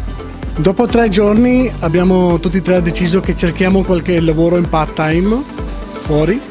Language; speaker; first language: Italian; non-native, learner; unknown